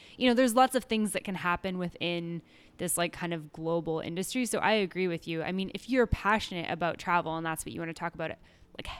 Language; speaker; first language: English; native; English